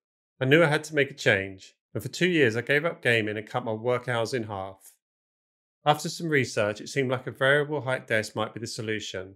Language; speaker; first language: English; native; English